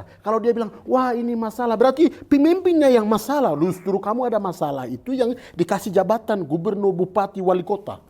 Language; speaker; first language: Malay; non-native, local second language; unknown